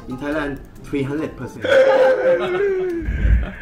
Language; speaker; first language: English; non-native, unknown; Thai